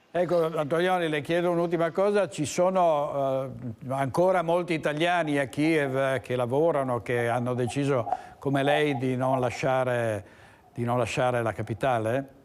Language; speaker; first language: Italian; native; Italian